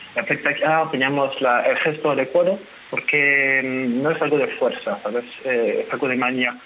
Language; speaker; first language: Spanish; non-native, fluent; French